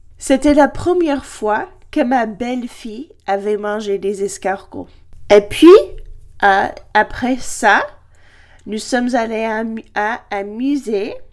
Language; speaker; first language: French; non-native, fluent; English